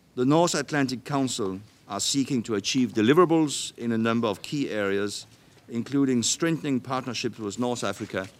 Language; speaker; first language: English; non-native, fluent; Danish